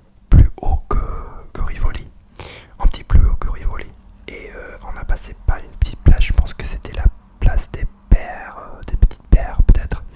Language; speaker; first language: French; non-native, fluent; English